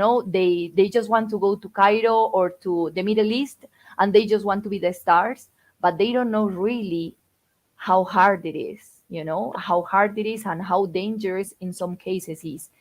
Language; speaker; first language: English; non-native, fluent; Spanish